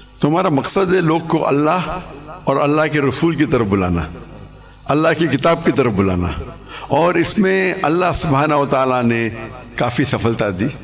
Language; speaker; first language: Urdu; non-native, local second language; English